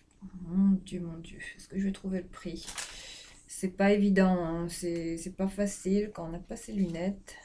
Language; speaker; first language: French; native; French